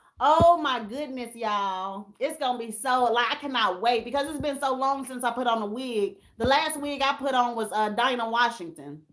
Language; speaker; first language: English; native; English